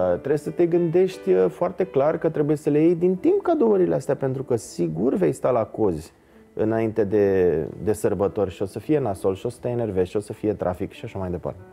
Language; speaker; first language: Romanian; native; Romanian